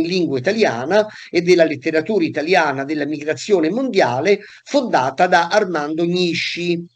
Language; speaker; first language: Italian; native; Italian